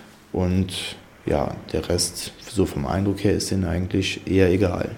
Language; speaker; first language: German; native; German